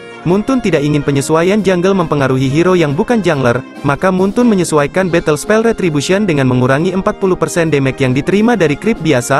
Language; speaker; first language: Indonesian; native; Indonesian